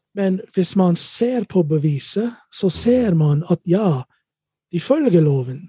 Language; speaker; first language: Norwegian; non-native, fluent; English